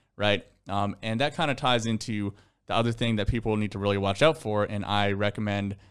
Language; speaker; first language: English; native; English